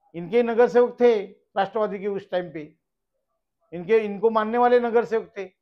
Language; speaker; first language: Hindi; non-native, local second language; Marathi